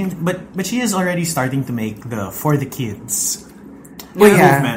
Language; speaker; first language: English; non-native, local second language; Filipino